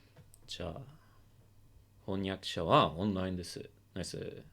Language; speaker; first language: Japanese; non-native, learner; English